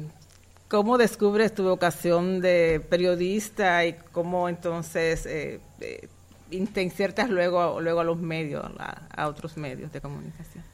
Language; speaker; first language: Spanish; native; Spanish